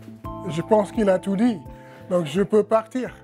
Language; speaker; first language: French; non-native, fluent; English